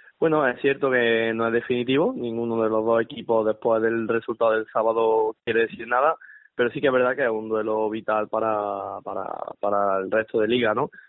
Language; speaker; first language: Spanish; native; Spanish